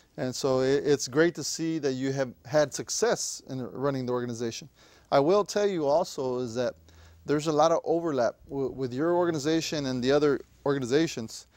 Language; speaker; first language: English; native; English